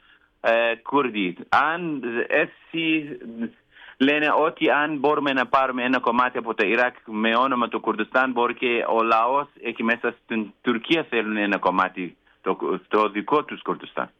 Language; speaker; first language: Greek; non-native, learner; Kurdish